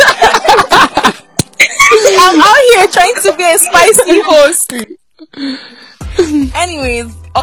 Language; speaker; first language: English; non-native, local second language; Igbo